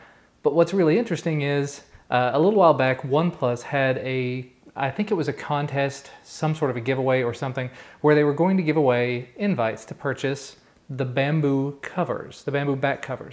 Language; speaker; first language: English; native; English